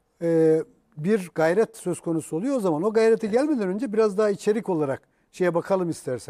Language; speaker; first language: Turkish; native; Turkish